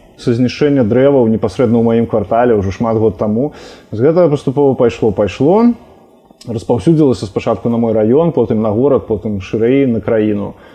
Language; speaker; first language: Belarusian; non-native, local second language; Russian